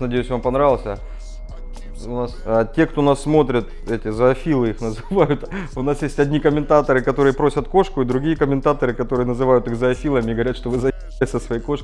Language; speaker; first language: Russian; native; Russian